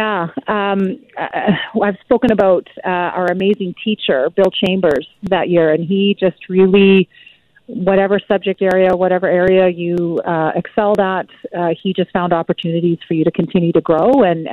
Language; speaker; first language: English; native; English